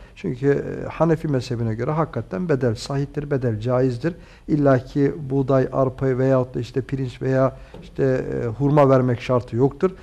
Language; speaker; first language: Turkish; native; Turkish